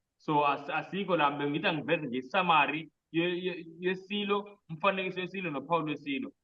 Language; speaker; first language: Zulu; native; Zulu